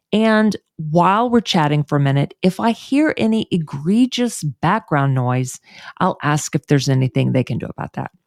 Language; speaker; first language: English; native; English